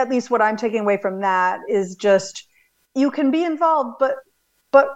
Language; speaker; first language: English; native; English